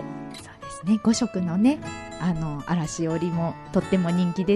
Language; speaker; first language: Japanese; native; Japanese